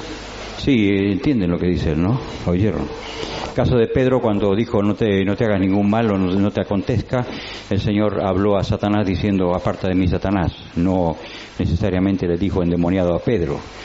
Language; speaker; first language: Spanish; native; Spanish